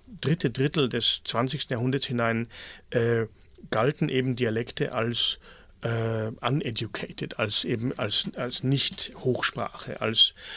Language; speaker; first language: German; native; German